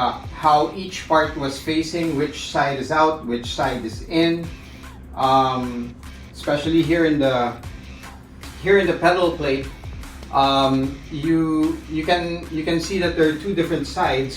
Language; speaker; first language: English; non-native, local second language; Filipino